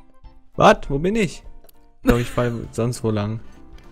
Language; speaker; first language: German; native; German